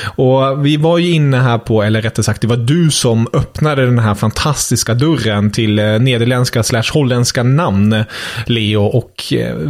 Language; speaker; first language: Swedish; non-native, fluent; German